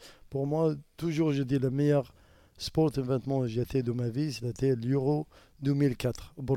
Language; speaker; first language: French; non-native, learner; Arabic